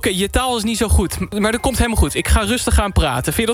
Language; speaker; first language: Dutch; native; Dutch